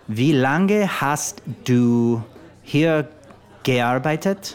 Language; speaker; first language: German; non-native, learner; English